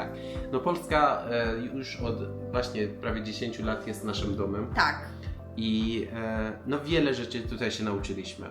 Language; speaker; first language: Polish; non-native, fluent; Persian